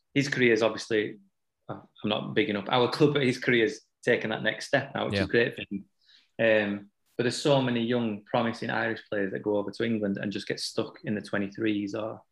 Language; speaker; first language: English; native; English